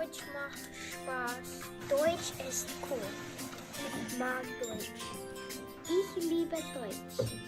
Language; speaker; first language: German; non-native, learner; English